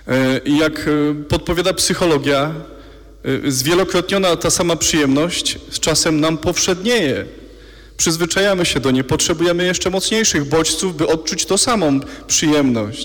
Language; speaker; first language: Polish; native; Polish